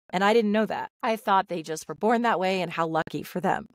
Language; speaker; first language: English; native; English